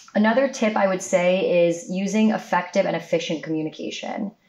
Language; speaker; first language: English; native; English